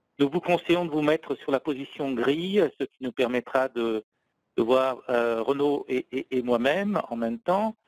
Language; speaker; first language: French; native; French